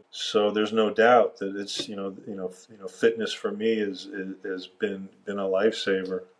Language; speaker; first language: English; native; English